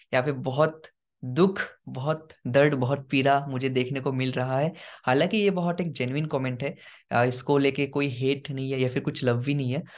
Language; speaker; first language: Hindi; non-native, local second language; Assamese